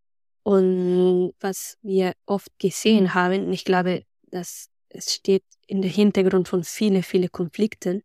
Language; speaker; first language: German; non-native, fluent; Spanish